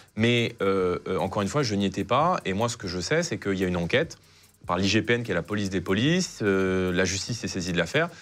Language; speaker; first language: French; native; French